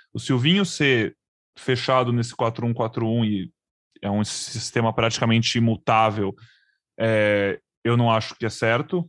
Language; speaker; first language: Portuguese; native; Portuguese